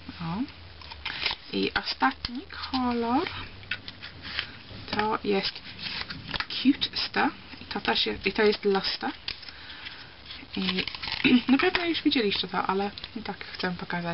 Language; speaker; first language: Polish; early bilingual, heritage; Polish